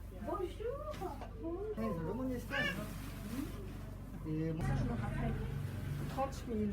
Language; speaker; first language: French; non-native, local second language; Malagasy